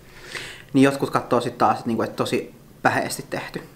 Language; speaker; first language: Finnish; native; Finnish